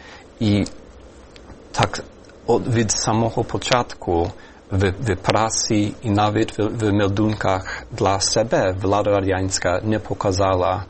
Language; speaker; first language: Ukrainian; non-native, fluent; English